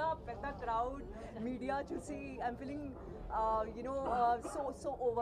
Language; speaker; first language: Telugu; non-native, learner; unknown